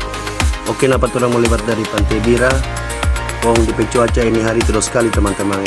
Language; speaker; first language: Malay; non-native, local second language; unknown